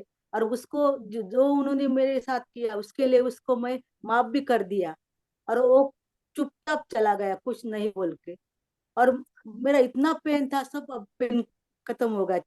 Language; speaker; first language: Hindi; non-native, local second language; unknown